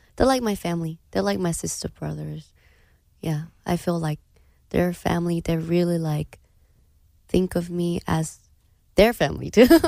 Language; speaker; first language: English; non-native, fluent; Thai